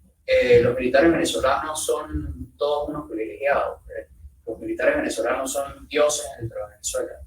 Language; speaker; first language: Spanish; native; Spanish